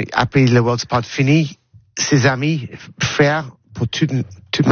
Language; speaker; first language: French; non-native, learner; English